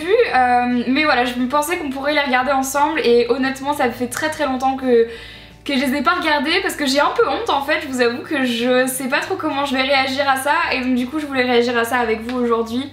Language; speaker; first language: French; native; French